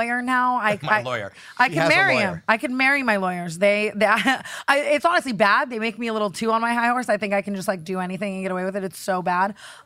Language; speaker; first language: English; native; English